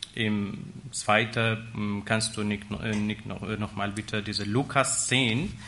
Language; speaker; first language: German; non-native, learner; Persian